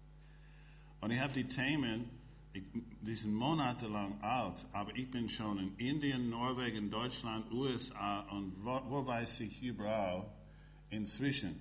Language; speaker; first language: German; non-native, fluent; English